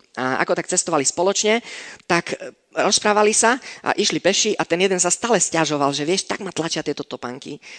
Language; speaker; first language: Slovak; non-native, fluent; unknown